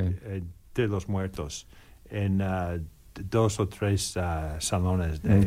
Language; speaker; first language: Spanish; non-native, learner; English